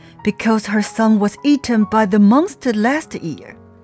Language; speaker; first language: English; non-native, fluent; Chinese